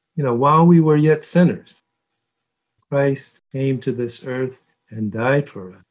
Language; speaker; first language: English; early bilingual, other home language; Korean